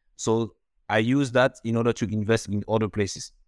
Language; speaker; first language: English; non-native, local second language; French